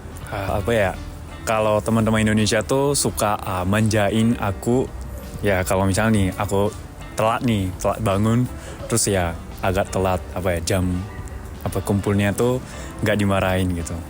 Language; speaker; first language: Indonesian; non-native, fluent; Japanese